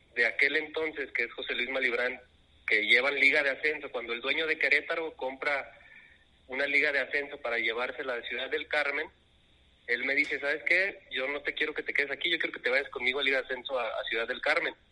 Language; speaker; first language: Spanish; native; Spanish